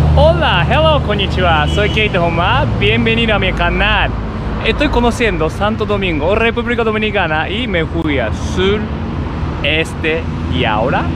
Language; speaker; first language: Spanish; non-native, learner; Japanese